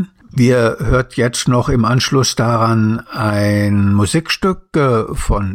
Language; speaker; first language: German; native; German